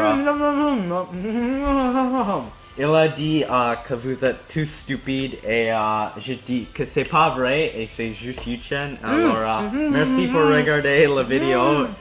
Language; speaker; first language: French; non-native, learner; English